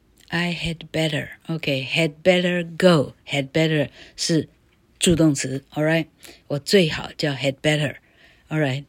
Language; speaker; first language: English; non-native, fluent; Chinese